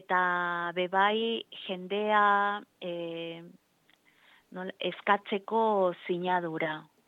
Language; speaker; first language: Basque; non-native, learner; Spanish